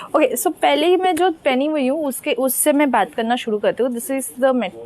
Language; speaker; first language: Hindi; non-native, local second language; Bangla